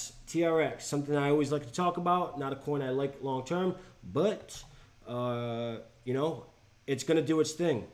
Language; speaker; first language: English; native; English